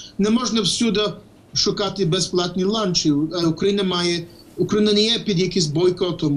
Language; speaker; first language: Ukrainian; early bilingual, heritage; Ukrainian